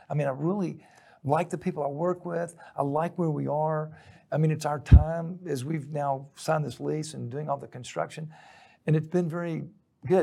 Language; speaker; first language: English; native; English